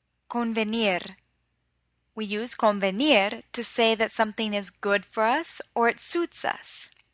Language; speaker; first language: English; native; English